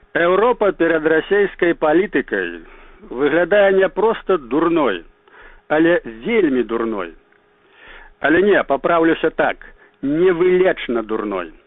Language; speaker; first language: Belarusian; native; Belarusian